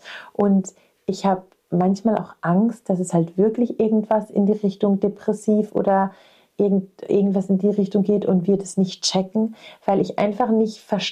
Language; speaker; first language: German; native; German